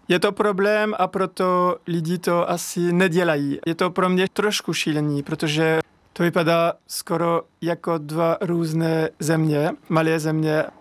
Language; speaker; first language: Czech; non-native, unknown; French